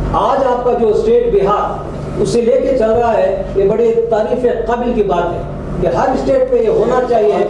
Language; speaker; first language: Hindi; non-native, local second language; Urdu